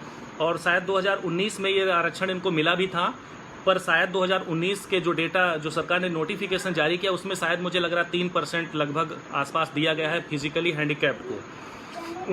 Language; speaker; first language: Hindi; native; Hindi